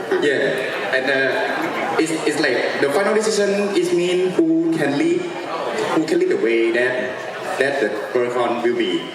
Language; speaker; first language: English; non-native, fluent; Thai